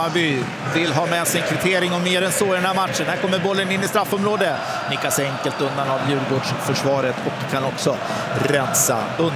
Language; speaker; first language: Swedish; native; Swedish